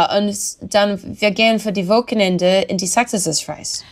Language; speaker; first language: German; non-native, learner; English